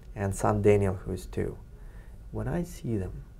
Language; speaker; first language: English; non-native, fluent; Russian